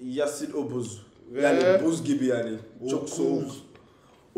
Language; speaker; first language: Turkish; non-native, learner; English